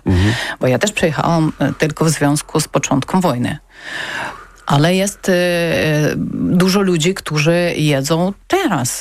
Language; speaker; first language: Polish; non-native, learner; Ukrainian